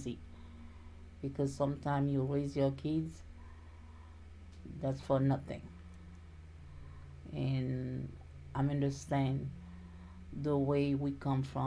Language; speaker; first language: English; non-native, learner; Haitian Creole